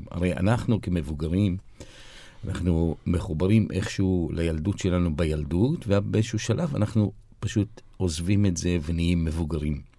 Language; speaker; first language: Hebrew; non-native, local second language; Arabic